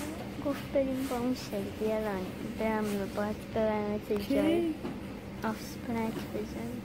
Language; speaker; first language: Dutch; non-native, learner; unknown